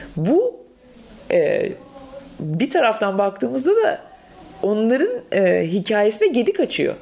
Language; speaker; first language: Turkish; native; Turkish